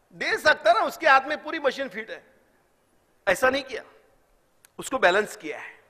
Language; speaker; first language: Hindi; non-native, local second language; Marathi